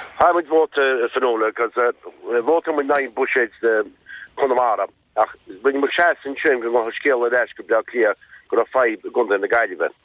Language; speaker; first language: Irish; native; Irish